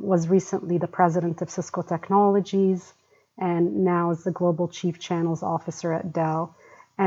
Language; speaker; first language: English; early bilingual, other home language; Arabic